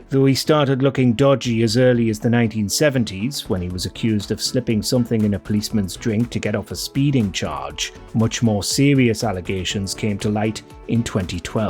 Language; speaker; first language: English; native; English